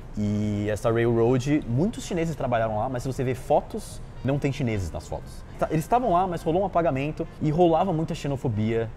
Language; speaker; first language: Portuguese; early bilingual, other home language; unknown